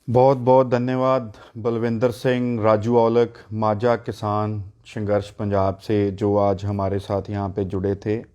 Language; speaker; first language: Hindi; non-native, local second language; Punjabi